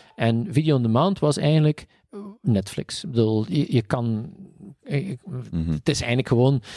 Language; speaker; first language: Dutch; native; Dutch